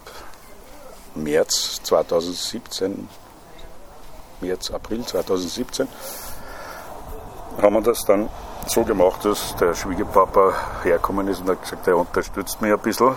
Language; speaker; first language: German; non-native, fluent; Persian